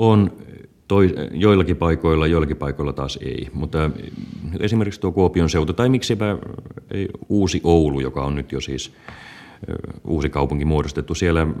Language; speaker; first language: Finnish; native; Finnish